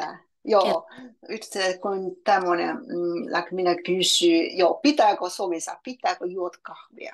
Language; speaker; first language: Finnish; non-native, learner; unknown